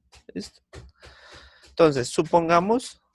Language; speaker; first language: Spanish; native; Spanish